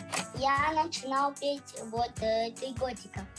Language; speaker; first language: Russian; non-native, local second language; Kazakh